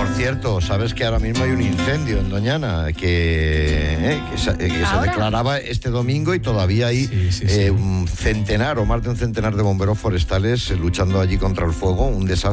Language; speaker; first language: Spanish; native; Spanish